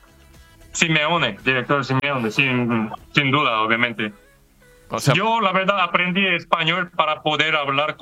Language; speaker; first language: Spanish; non-native, fluent; Korean